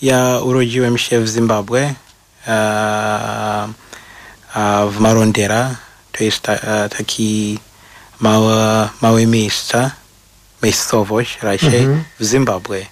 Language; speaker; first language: Polish; non-native, fluent; Shona